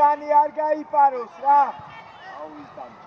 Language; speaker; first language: Georgian; native; Georgian